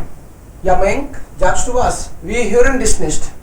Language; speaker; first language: German; non-native, fluent; Hindi